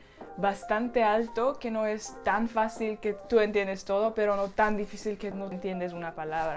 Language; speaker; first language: Spanish; non-native, learner; Slovak